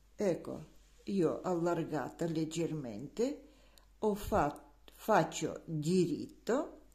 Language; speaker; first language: Italian; non-native, learner; Russian